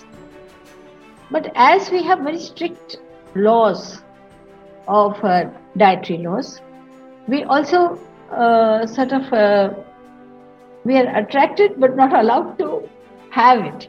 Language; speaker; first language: English; non-native, local second language; Marathi